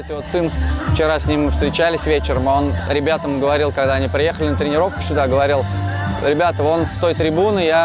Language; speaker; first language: Russian; native; Russian